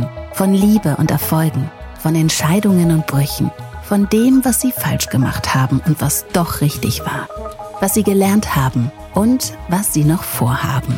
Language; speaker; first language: German; native; German